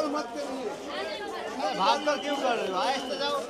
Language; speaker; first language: Hindi; non-native, local second language; Bangla